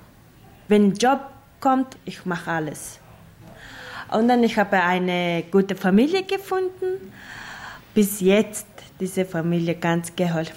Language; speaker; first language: German; non-native, learner; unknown